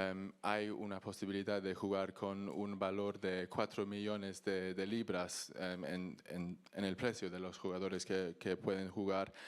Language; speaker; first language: Spanish; non-native, learner; English